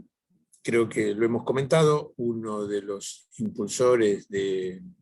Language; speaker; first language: Spanish; native; Spanish